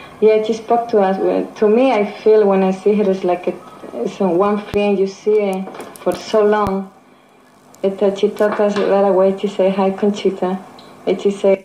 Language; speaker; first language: English; non-native, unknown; Spanish